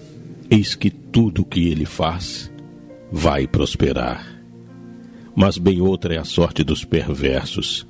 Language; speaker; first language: Portuguese; native; Portuguese